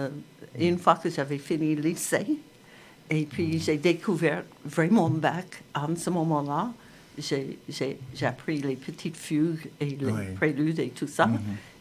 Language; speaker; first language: French; non-native, fluent; English